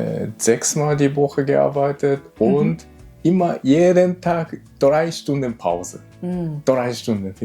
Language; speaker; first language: German; non-native, learner; Japanese